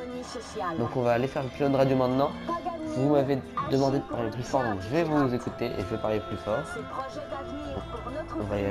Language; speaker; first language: French; native; French